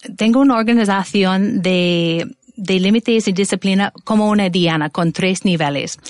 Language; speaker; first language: Spanish; non-native, fluent; English